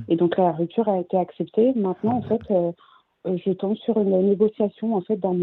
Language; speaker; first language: French; native; French